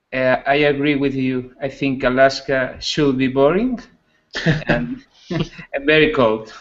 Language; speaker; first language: English; non-native, learner; Spanish